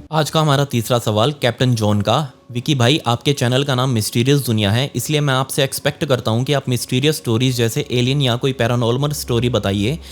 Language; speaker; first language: Hindi; native; Hindi